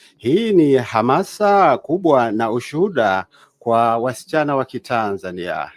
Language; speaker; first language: Swahili; native; Swahili